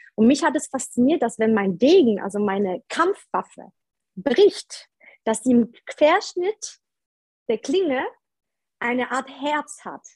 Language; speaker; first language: German; early bilingual, other home language; Polish